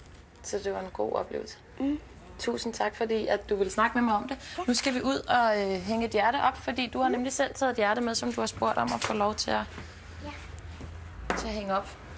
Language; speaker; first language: Danish; native; Danish